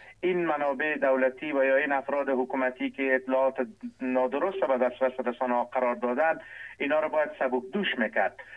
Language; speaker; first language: Persian; native; Persian